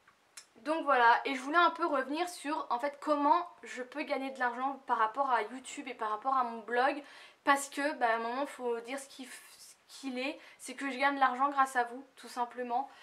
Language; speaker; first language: French; native; French